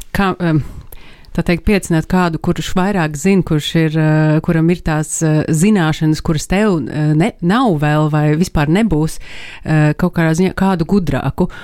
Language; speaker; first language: Latvian; native; Latvian